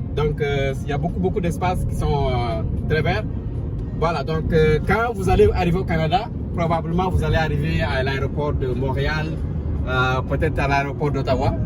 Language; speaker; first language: French; non-native, local second language; Wolof